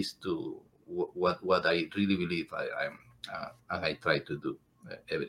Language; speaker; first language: English; non-native, fluent; Spanish